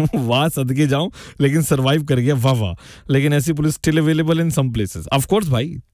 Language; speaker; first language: Hindi; native; Hindi